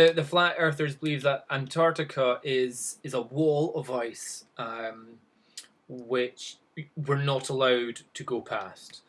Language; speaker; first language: English; native; English